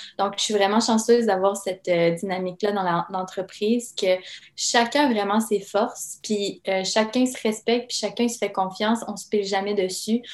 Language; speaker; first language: French; early bilingual, other home language; Serbian